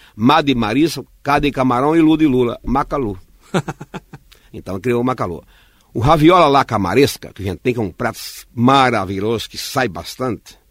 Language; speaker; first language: Portuguese; native; Portuguese